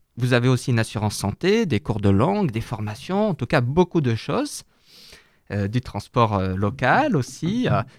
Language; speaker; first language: French; native; French